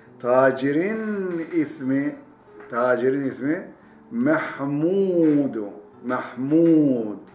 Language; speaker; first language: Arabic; non-native, fluent; Turkish